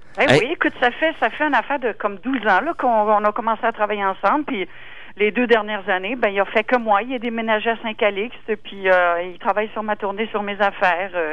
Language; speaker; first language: French; native; French